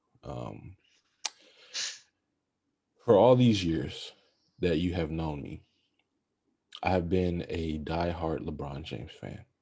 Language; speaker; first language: English; native; English